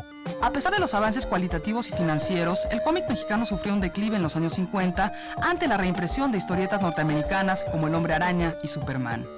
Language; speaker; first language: Spanish; native; Spanish